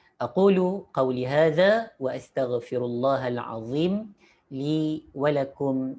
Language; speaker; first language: Arabic; non-native, fluent; Malay